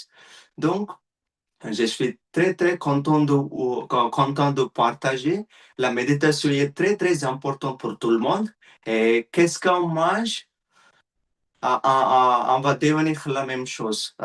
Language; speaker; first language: French; non-native, learner; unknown